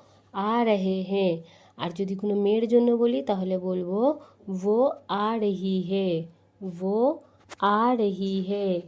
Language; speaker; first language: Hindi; non-native, fluent; Bangla